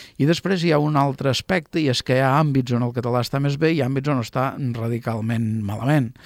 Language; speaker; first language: Catalan; native; Catalan